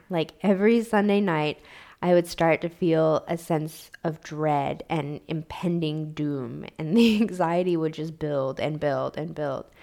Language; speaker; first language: English; native; English